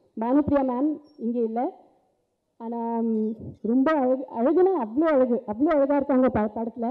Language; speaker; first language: Tamil; non-native, fluent; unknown